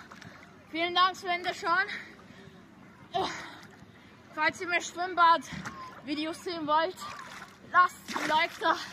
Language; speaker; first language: German; early bilingual, other home language; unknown